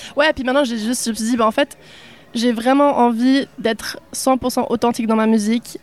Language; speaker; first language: French; non-native, local second language; Swiss German